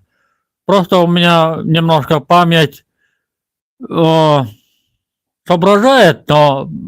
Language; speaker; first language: Russian; non-native, local second language; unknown